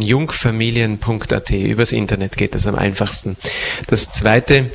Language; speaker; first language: German; native; German